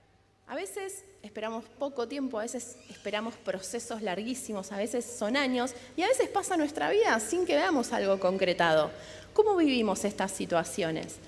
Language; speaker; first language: Spanish; native; Spanish